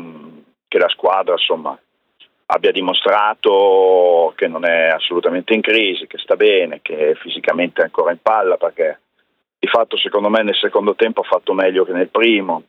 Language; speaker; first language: Italian; native; Italian